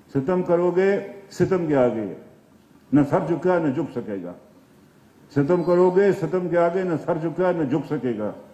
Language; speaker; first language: Urdu; non-native, local second language; Pahari-Potwari